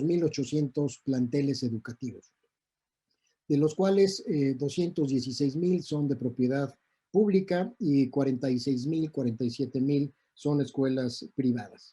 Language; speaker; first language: Spanish; native; Spanish